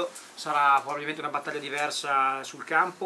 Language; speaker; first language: Italian; native; Italian